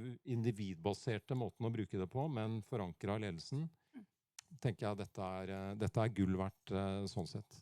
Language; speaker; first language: Norwegian; native; Norwegian